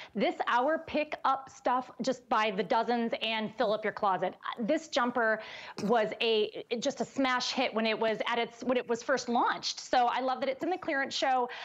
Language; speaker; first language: English; native; English